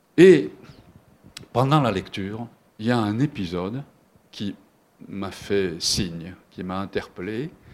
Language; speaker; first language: French; non-native, fluent; Japanese